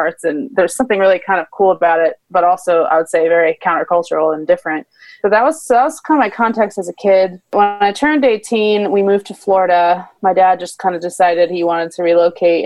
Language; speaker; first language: English; native; English